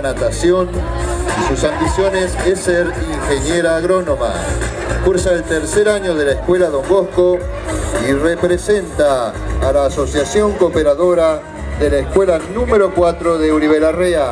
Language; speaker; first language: Spanish; native; Spanish